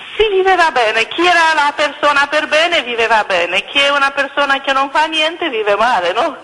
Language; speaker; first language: Italian; non-native, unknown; Romanian